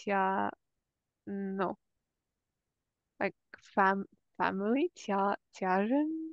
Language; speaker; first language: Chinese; non-native, learner; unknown